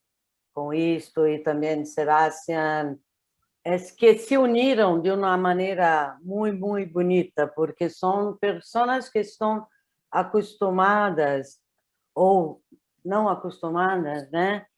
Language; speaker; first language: Spanish; non-native, learner; Portuguese